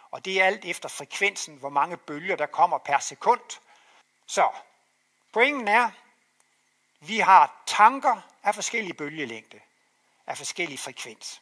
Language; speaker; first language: Danish; native; Danish